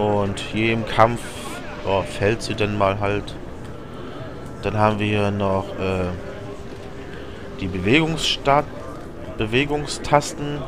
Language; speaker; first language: German; native; German